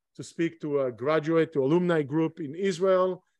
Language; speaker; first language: English; non-native, fluent; Hebrew